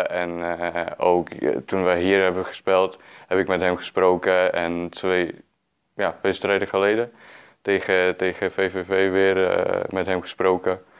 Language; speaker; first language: Dutch; non-native, fluent; Czech